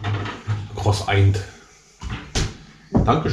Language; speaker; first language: German; native; German